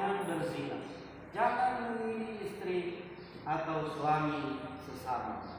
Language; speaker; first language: Indonesian; native; Indonesian